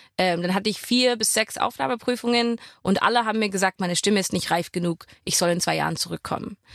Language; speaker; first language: German; non-native, fluent; English